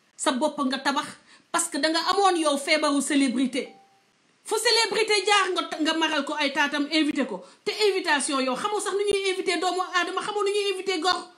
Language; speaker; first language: Wolof; non-native, local second language; Serer